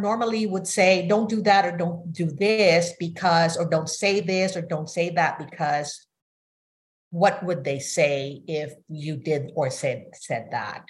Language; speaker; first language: English; non-native, local second language; Filipino